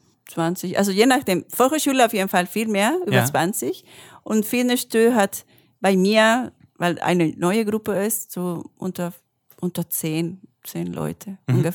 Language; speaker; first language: German; non-native, learner; Spanish